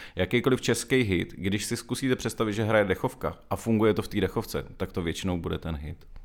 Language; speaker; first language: Czech; native; Czech